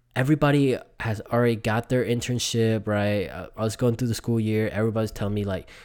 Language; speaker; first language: English; early bilingual, other home language; Vietnamese